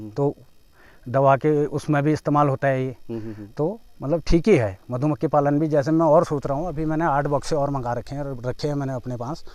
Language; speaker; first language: Hindi; native; Hindi